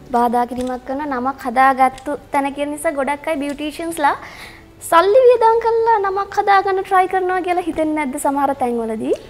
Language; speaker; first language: Sinhala; native; Sinhala